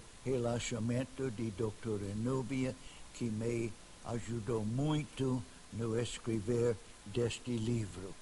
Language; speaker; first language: Portuguese; non-native, fluent; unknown